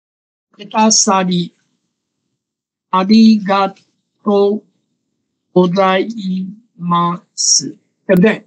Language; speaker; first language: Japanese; non-native, fluent; Chinese